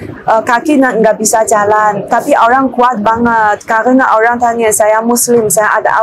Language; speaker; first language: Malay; non-native, learner; Chinese